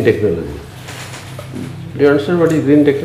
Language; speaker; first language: English; non-native, local second language; Odia